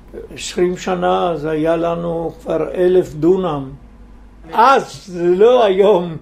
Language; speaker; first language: Hebrew; non-native, fluent; Italian